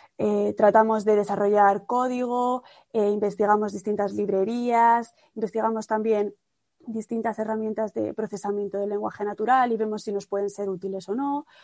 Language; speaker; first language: Spanish; native; Spanish